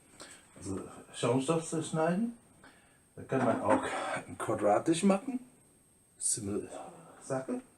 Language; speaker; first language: German; non-native, fluent; English